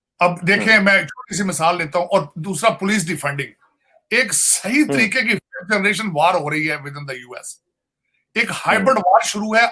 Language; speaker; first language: Urdu; non-native, local second language; Punjabi